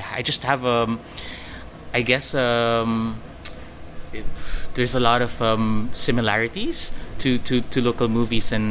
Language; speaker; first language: English; non-native, local second language; Filipino